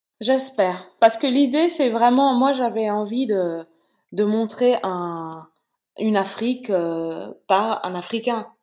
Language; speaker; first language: French; non-native, local second language; Bambara